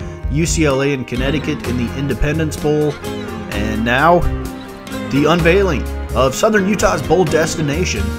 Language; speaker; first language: English; native; English